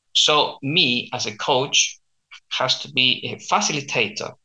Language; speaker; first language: English; non-native, fluent; Spanish